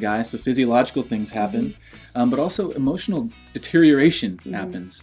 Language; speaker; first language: English; native; English